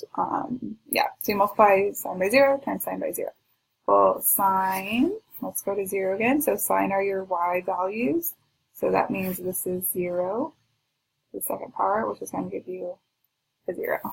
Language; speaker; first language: English; native; English